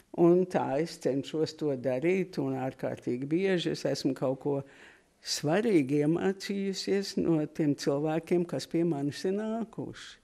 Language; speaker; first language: Latvian; early bilingual, heritage; Latvian